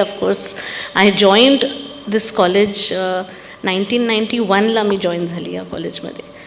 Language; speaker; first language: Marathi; non-native, local second language; Punjabi